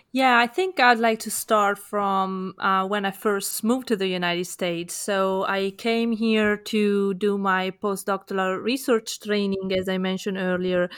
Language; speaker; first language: English; non-native, fluent; Italian